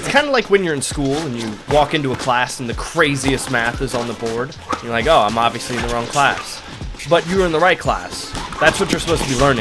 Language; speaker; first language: English; native; English